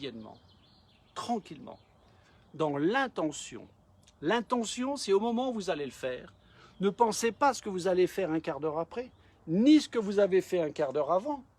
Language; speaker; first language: French; native; French